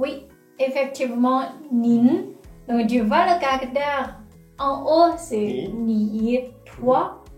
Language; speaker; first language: French; non-native, fluent; Chinese